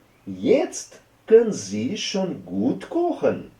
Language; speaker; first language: German; non-native, fluent; Portuguese